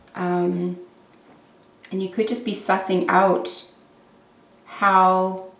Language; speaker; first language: English; native; English